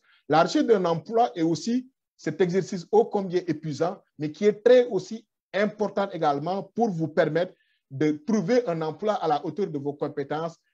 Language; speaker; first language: French; non-native, local second language; Wolof